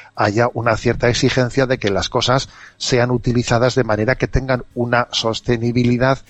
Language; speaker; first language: Spanish; native; Spanish